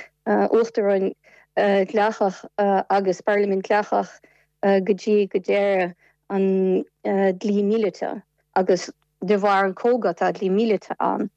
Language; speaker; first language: Irish; non-native, fluent; Ukrainian